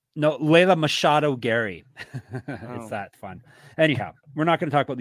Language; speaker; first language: English; native; English